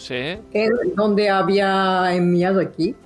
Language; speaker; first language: Spanish; non-native, learner; Japanese